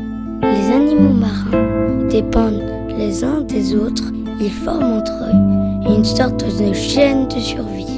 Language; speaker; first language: French; native; French